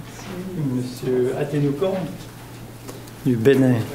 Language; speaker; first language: French; native; French